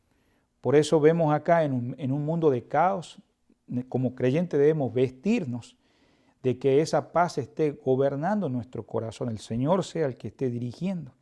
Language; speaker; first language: Spanish; native; Spanish